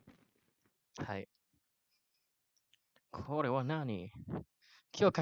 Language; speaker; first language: Japanese; non-native, learner; Malay